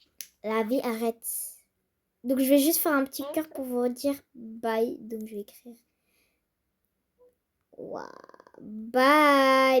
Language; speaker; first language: French; native; French